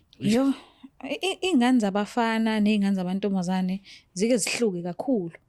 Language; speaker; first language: Zulu; native; Zulu